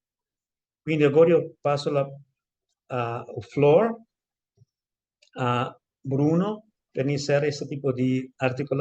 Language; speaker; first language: Portuguese; non-native, fluent; Italian